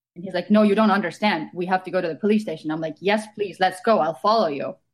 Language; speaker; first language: English; non-native, fluent; Estonian